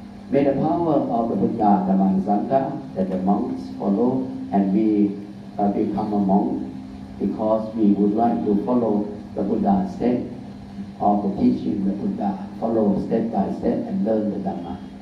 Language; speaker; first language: English; non-native, fluent; Thai